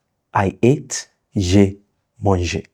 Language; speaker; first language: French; non-native, fluent; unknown